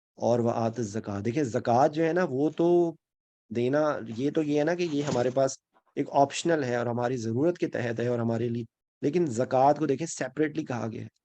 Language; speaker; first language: Urdu; native; Urdu